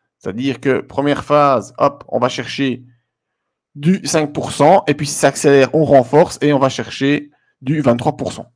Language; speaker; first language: French; native; French